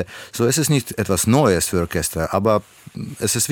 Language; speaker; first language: German; non-native, learner; Russian